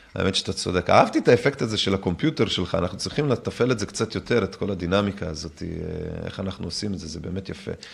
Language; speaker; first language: Hebrew; early bilingual, other home language; Russian